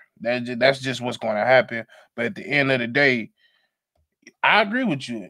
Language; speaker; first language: English; native; English